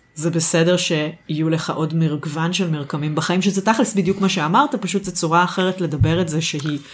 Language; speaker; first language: Hebrew; native; Hebrew